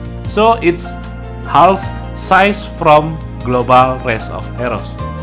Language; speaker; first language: English; non-native, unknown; Indonesian